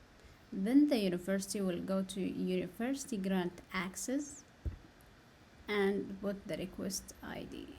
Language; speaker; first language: English; non-native, learner; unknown